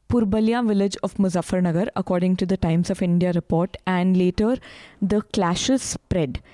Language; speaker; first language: English; non-native, local second language; Hindi